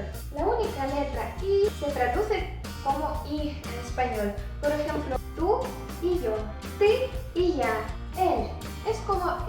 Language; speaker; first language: Spanish; non-native, fluent; Russian